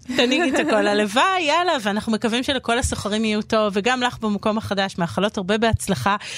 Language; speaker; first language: Hebrew; native; Hebrew